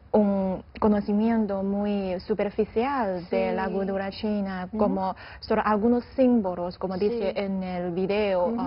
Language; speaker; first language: Spanish; non-native, fluent; Chinese